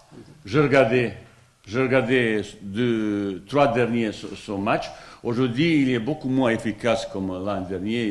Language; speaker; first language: French; non-native, fluent; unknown